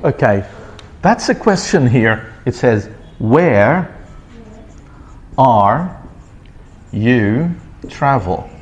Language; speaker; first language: English; non-native, fluent; Arabic